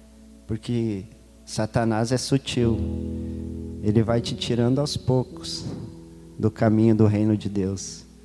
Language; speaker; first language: Portuguese; native; Portuguese